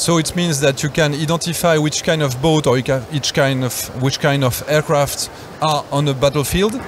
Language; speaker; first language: English; non-native, fluent; French